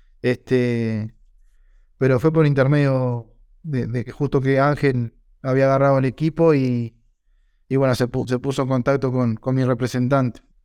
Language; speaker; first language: Spanish; native; Spanish